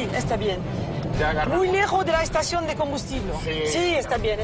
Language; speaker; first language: Spanish; non-native, learner; French